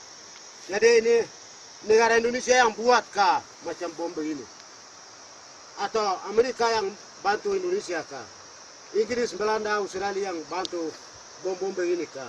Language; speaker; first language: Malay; non-native, local second language; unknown